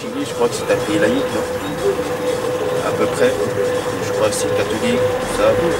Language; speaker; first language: French; non-native, fluent; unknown